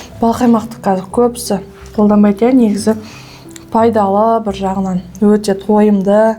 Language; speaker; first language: Kazakh; native; Kazakh